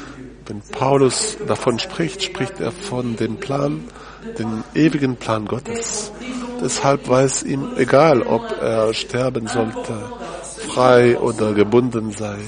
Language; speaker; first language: German; non-native, fluent; French